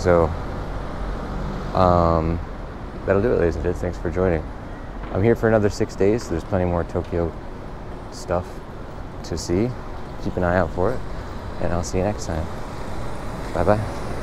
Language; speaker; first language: English; native; English